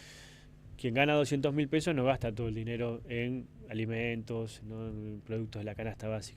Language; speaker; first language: Spanish; native; Spanish